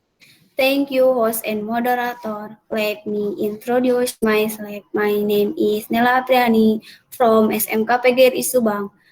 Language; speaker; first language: English; non-native, learner; Indonesian